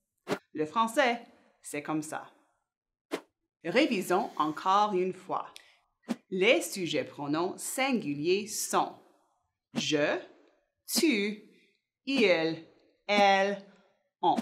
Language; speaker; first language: French; non-native, fluent; English